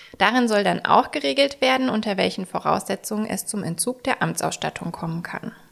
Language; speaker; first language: German; native; German